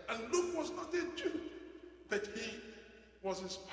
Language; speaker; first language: English; non-native, local second language; Igbo